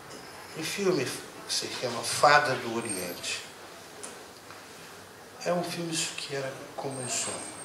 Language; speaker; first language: Italian; non-native, learner; Portuguese